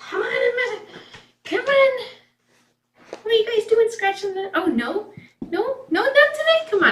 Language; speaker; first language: English; native; English